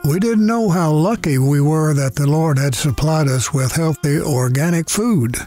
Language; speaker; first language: English; native; English